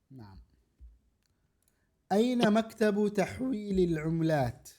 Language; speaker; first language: Arabic; non-native, fluent; Indonesian